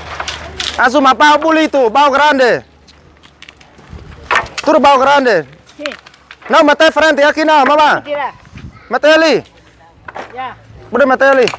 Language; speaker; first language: Portuguese; non-native, learner; Vietnamese